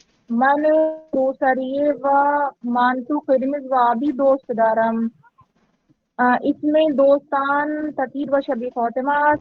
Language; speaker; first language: Persian; non-native, learner; Urdu